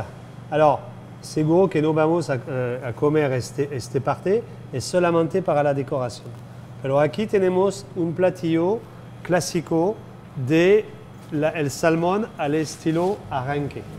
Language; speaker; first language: Spanish; non-native, fluent; French